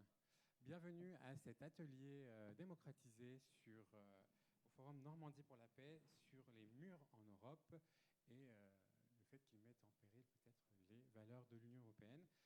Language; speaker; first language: French; native; French